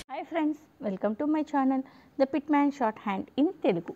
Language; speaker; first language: English; non-native, local second language; Telugu